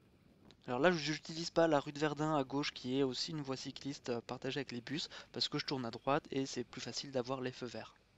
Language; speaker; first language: French; native; French